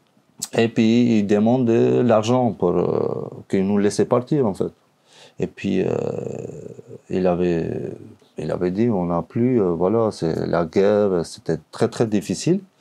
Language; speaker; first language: French; non-native, learner; Albanian